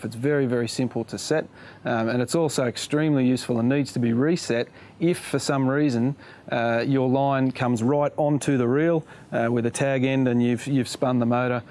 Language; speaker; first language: English; native; English